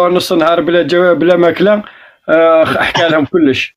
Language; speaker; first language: Arabic; native; Arabic